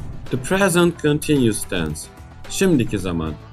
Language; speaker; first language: English; non-native, fluent; Turkish